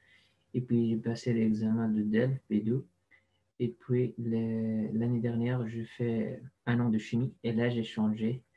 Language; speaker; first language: French; non-native, fluent; Arabic